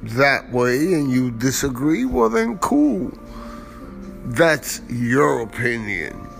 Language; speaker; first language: English; early bilingual, other home language; Spanish